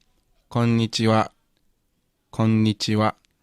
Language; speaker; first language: Japanese; non-native, learner; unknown